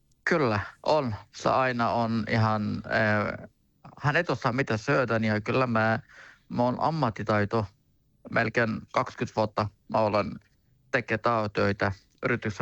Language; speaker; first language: Finnish; non-native, learner; Turkish